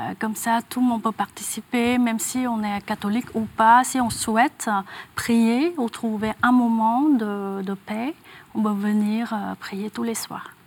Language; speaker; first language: French; non-native, fluent; Vietnamese